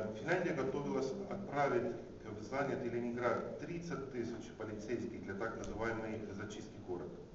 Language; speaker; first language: Russian; non-native, fluent; Finnish